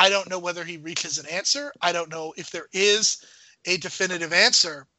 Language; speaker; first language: English; native; English